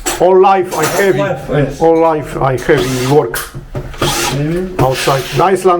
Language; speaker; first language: English; non-native, learner; Polish